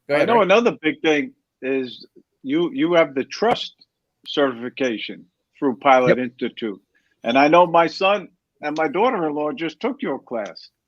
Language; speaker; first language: English; native; English